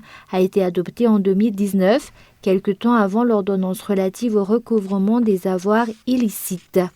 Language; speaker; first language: French; non-native, local second language; Malagasy